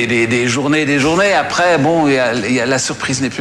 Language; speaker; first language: French; native; French